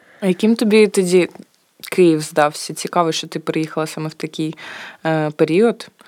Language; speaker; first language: Ukrainian; native; Ukrainian